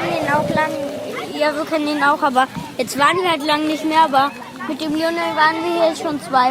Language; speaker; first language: German; native; German